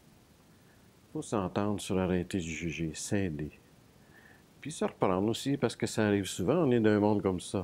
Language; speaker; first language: French; native; French